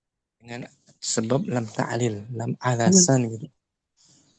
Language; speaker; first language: Indonesian; native; Indonesian